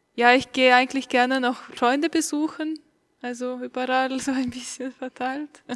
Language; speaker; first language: German; non-native, fluent; Estonian